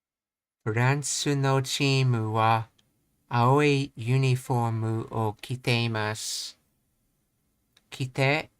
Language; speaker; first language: Japanese; non-native, learner; English